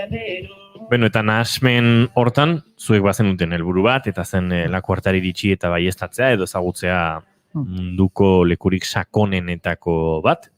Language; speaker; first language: Basque; native; Basque